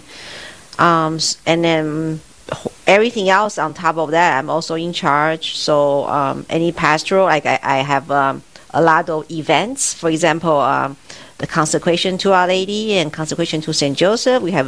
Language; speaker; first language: English; non-native, fluent; Chinese